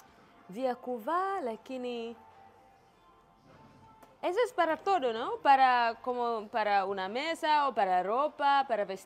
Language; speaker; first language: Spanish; non-native, learner; Swahili